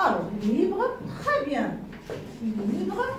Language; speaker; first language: French; non-native, local second language; Arabic